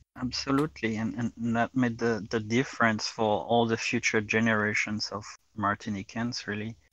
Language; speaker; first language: English; non-native, fluent; French